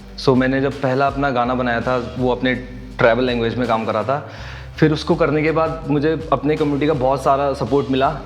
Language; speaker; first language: Hindi; non-native, local second language; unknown